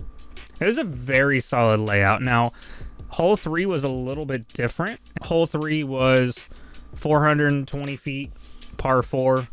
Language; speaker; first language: English; native; English